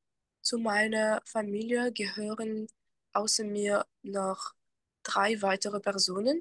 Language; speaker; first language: German; non-native, fluent; French